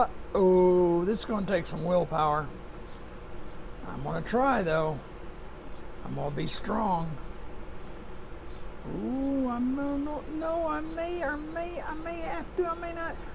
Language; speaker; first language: English; native; English